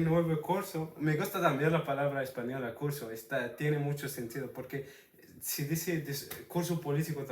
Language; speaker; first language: Spanish; non-native, fluent; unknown